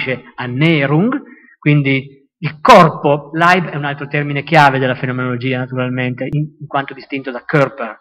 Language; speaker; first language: Italian; native; Italian